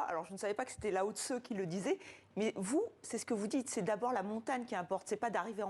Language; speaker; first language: French; native; French